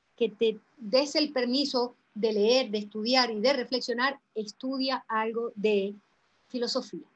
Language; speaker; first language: Spanish; native; Spanish